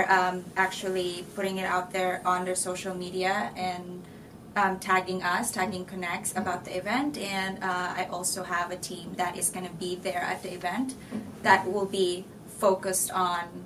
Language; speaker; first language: English; non-native, local second language; Filipino